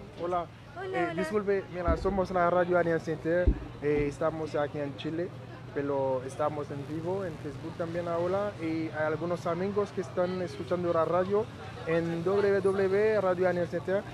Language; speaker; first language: Spanish; non-native, fluent; Haitian Creole